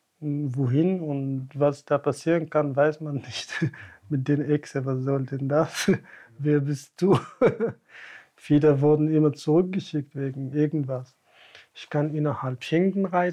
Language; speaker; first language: German; non-native, fluent; Tamasheq